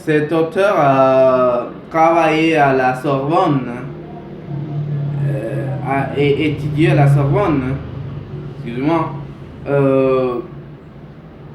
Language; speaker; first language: French; non-native, learner; Spanish